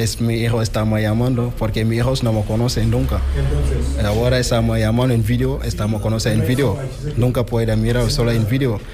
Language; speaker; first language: Spanish; non-native, learner; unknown